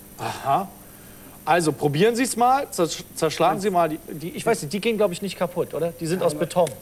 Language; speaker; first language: German; native; German